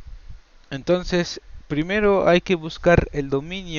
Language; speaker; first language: Spanish; native; Spanish